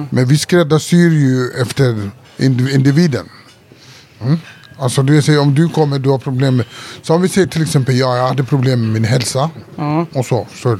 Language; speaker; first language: Swedish; early bilingual, other home language; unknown